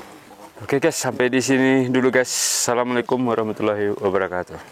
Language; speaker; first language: Indonesian; native; Indonesian